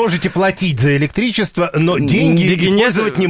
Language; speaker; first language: Russian; native; Russian